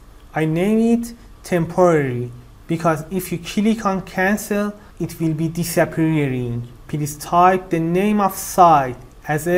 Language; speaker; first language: English; non-native, fluent; Persian